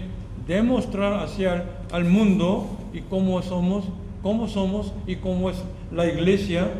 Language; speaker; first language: Spanish; non-native, fluent; Korean